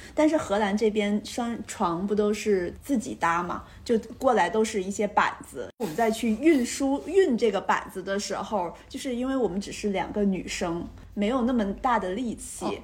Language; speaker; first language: Chinese; native; Chinese